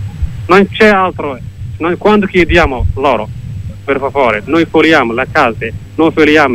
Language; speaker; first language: Italian; non-native, learner; Somali